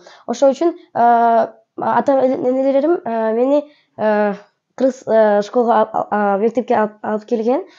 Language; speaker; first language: Kyrgyz; early bilingual, heritage; Kyrgyz